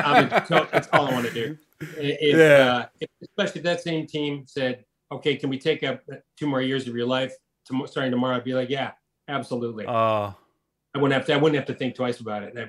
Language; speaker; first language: English; native; English